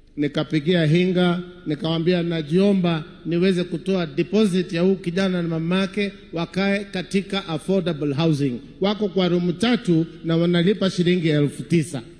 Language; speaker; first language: Swahili; non-native, local second language; Kikuyu